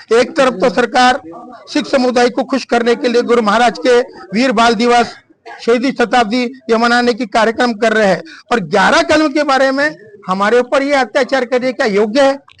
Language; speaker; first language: Hindi; non-native, local second language; Punjabi